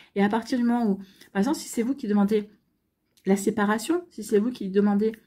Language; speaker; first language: French; native; French